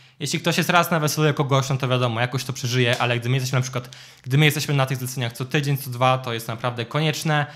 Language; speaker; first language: Polish; native; Polish